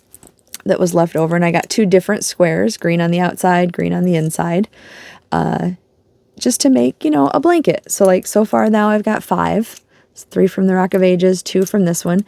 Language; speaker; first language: English; native; English